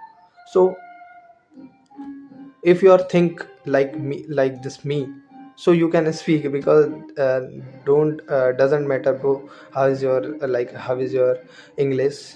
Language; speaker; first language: English; non-native, learner; Hindi